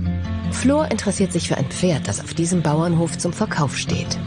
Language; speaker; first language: German; native; German